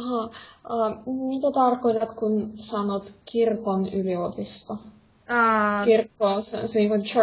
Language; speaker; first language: Finnish; non-native, fluent; Russian